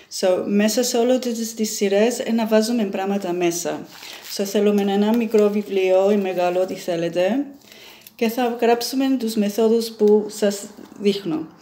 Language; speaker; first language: Greek; early bilingual, heritage; Greek